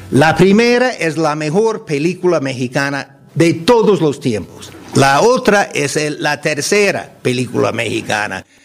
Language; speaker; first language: Spanish; non-native, fluent; English